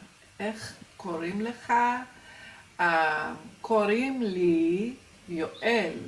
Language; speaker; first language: Hebrew; non-native, fluent; English